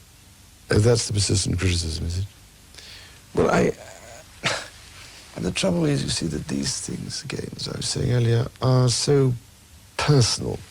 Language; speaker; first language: English; native; English